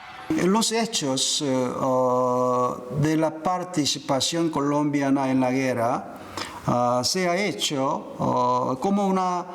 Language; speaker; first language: Spanish; non-native, fluent; Korean